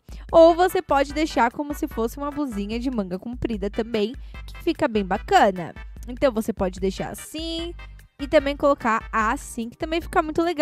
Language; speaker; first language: Portuguese; native; Portuguese